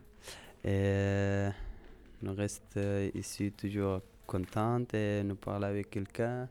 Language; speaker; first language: French; non-native, learner; Persian